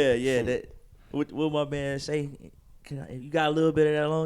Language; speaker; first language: English; native; English